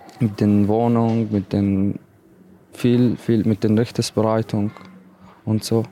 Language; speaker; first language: German; non-native, learner; Arabic